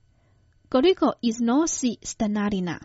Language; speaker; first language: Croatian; non-native, fluent; Chinese